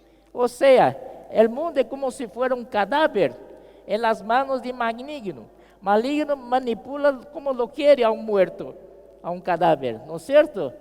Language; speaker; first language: Spanish; non-native, fluent; Portuguese